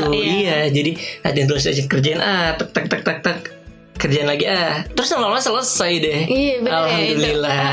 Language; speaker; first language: Indonesian; native; Indonesian